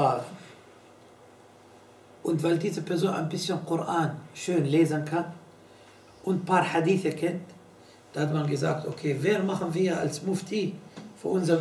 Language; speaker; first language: German; non-native, fluent; Arabic